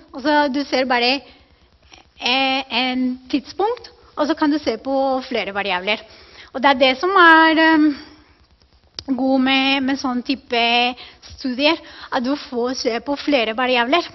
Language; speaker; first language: Norwegian; non-native, fluent; Spanish